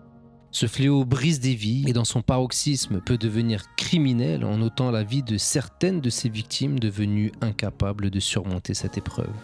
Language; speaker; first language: French; native; French